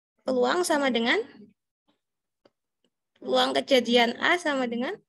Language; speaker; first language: Indonesian; native; Indonesian